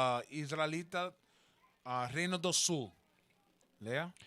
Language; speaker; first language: Portuguese; non-native, learner; Spanish